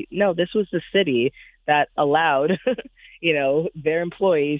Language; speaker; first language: English; native; English